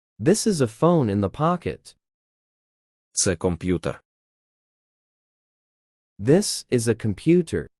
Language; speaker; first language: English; non-native, fluent; Ukrainian